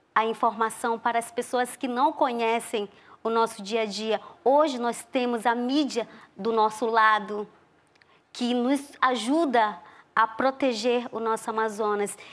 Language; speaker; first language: Portuguese; non-native, local second language; Ticuna